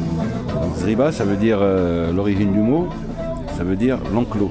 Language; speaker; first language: French; non-native, local second language; Arabic